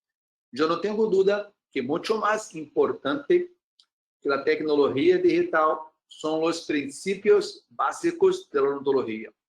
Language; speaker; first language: Spanish; non-native, learner; Portuguese